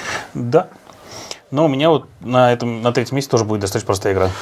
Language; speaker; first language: Russian; native; Russian